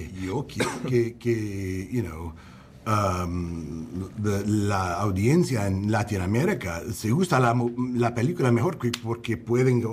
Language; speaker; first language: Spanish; early bilingual, heritage; English